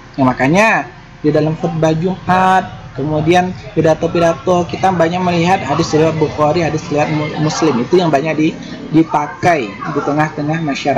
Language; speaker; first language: Indonesian; native; Indonesian